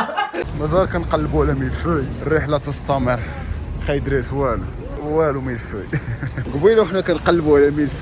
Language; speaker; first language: Arabic; native; Arabic